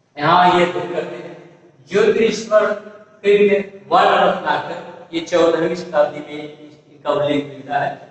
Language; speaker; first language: Hindi; native; Hindi